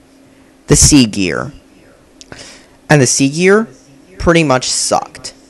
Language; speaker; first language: English; native; English